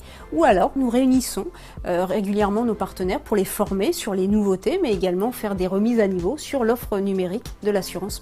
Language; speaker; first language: French; native; French